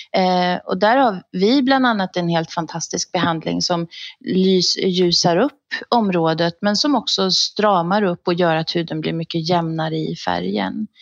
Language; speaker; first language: Swedish; native; Swedish